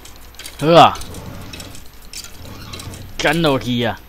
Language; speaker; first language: Chinese; native; Chinese